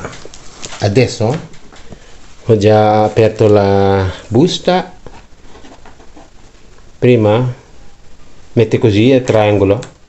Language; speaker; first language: Italian; non-native, learner; Filipino